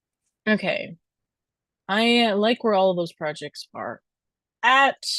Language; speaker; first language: English; native; English